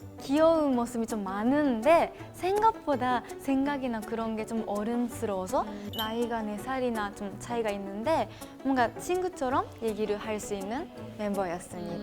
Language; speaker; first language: Korean; non-native, fluent; Japanese